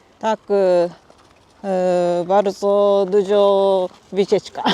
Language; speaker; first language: Polish; non-native, learner; Japanese